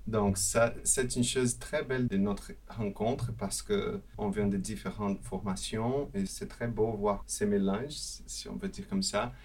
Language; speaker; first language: French; non-native, fluent; Portuguese